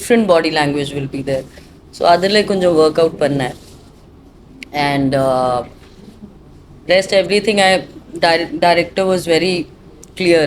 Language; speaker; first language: Tamil; non-native, fluent; Hindi